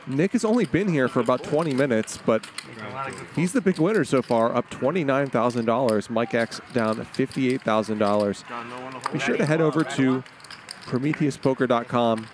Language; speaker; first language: English; native; English